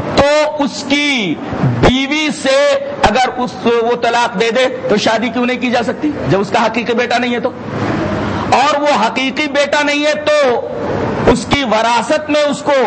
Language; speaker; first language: Urdu; native; Urdu